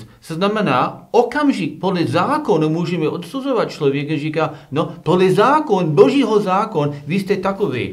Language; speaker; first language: Czech; non-native, learner; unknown